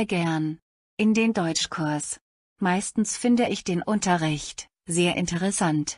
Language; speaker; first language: German; non-native, learner; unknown